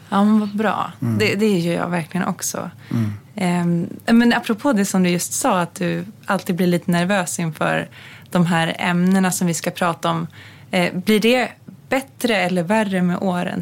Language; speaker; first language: Swedish; native; Swedish